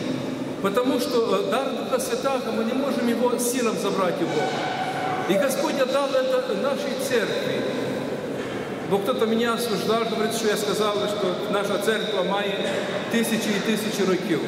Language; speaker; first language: Russian; non-native, local second language; Ukrainian